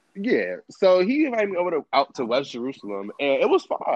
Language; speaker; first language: English; native; English